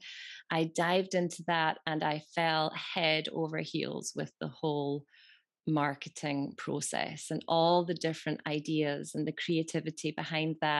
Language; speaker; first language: English; native; English